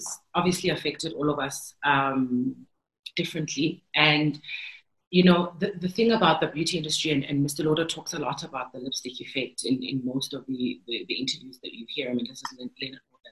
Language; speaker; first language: English; non-native, local second language; Zulu